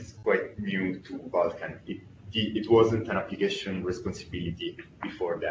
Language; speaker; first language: English; non-native, fluent; Italian